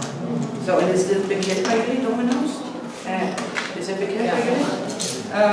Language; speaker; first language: Dutch; non-native, learner; English